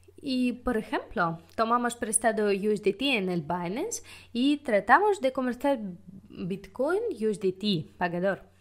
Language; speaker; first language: Spanish; non-native, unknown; Russian